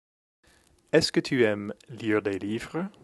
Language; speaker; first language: French; non-native, fluent; English